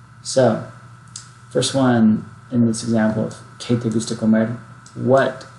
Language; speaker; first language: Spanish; non-native, fluent; English